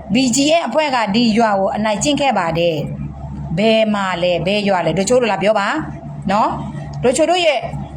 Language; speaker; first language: Burmese; non-native, local second language; S'gaw Karen